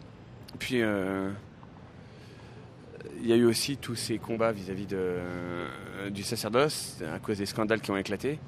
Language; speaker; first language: French; native; French